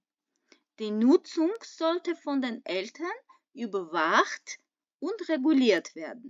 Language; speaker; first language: German; non-native, fluent; Armenian